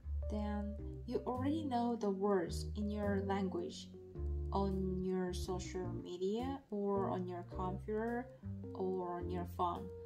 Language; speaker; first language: English; non-native, learner; Korean